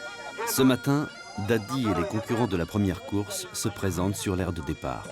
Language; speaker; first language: French; native; French